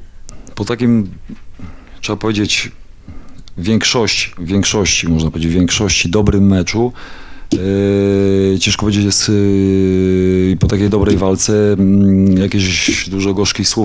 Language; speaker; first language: Polish; native; Polish